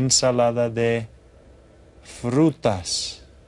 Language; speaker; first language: Spanish; non-native, fluent; English